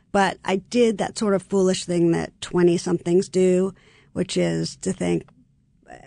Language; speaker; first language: English; native; English